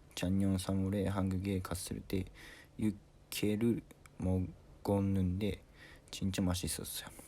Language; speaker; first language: Korean; non-native, learner; Japanese